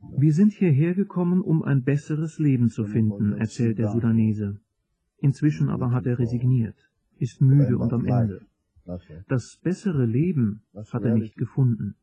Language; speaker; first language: German; native; German